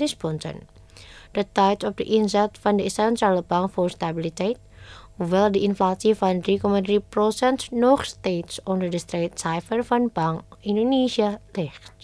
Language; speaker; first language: Dutch; non-native, fluent; Indonesian